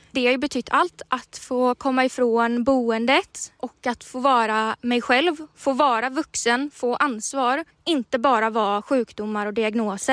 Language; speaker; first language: Swedish; native; Swedish